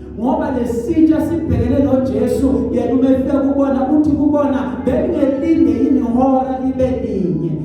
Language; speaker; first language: Zulu; native; Zulu